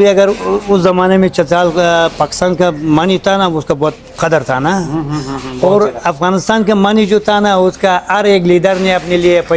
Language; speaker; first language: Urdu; non-native, fluent; Persian